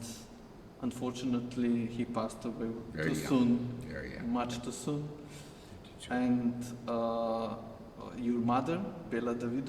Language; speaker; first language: English; non-native, fluent; Slovenian